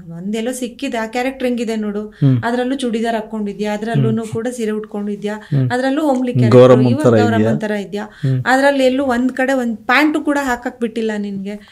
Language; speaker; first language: Kannada; native; Kannada